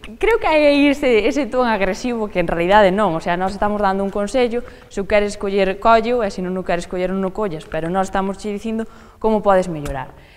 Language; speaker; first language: Galician; native; Galician